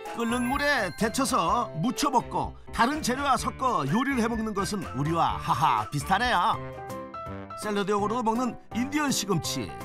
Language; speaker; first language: Korean; native; Korean